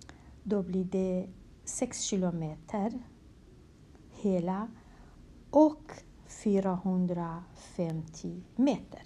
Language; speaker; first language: Swedish; non-native, fluent; Kurdish